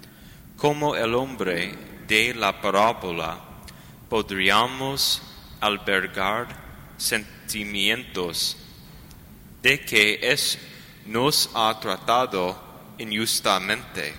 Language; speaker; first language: Spanish; non-native, learner; English